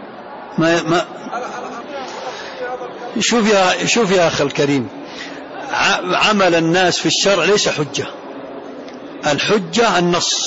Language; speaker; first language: Arabic; native; Arabic